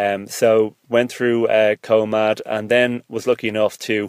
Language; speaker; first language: English; native; English